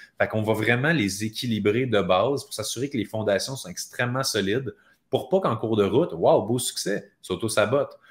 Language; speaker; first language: French; native; French